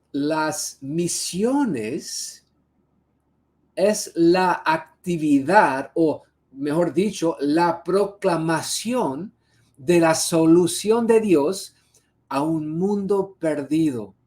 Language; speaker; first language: Spanish; non-native, fluent; English